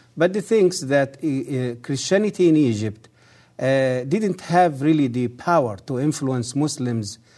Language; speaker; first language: English; early bilingual, other home language; Arabic